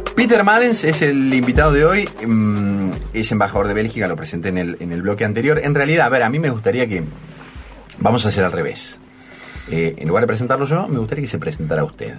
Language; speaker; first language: Spanish; native; Spanish